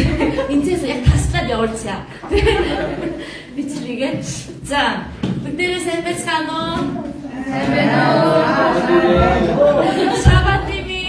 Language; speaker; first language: Mongolian; non-native, fluent; Korean